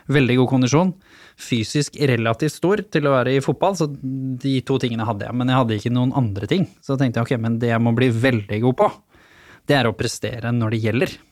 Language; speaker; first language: Norwegian; native; Norwegian